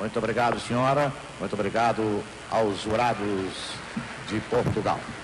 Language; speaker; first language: Portuguese; native; Portuguese